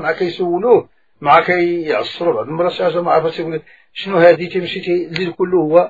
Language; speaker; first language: Arabic; native; Arabic